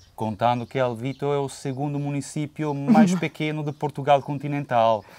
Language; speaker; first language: Portuguese; non-native, fluent; Italian